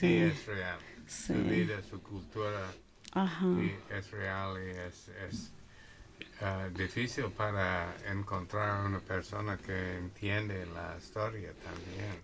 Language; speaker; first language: Spanish; non-native, learner; English